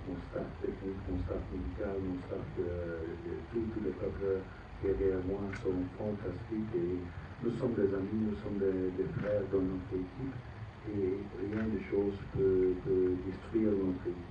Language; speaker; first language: French; non-native, fluent; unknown